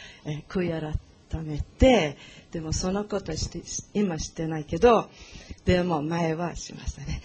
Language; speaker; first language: Japanese; non-native, learner; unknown